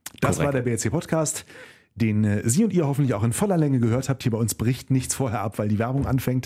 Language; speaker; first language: German; native; German